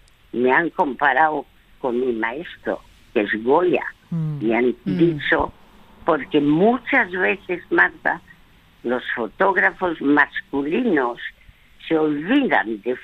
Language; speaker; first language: Spanish; early bilingual, other home language; French